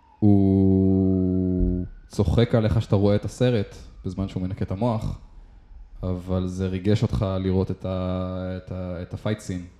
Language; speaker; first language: Hebrew; native; Hebrew